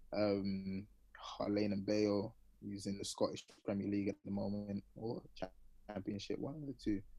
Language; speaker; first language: English; native; English